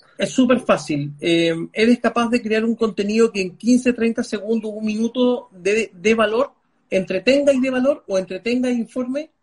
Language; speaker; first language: Spanish; early bilingual, other home language; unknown